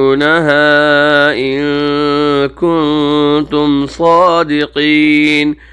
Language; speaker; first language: Arabic; native; Arabic